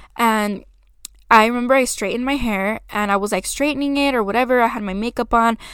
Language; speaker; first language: English; early bilingual, other home language; Spanish